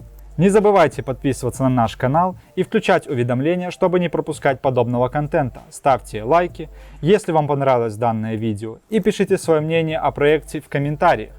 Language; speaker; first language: Russian; native; Russian